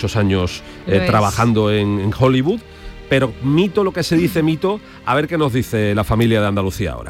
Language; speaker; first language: Spanish; native; Spanish